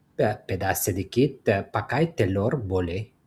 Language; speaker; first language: Indonesian; non-native, learner; English